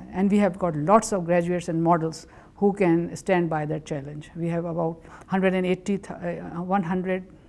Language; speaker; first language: English; non-native, local second language; Urdu